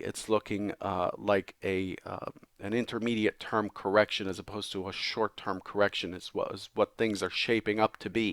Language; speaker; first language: English; native; English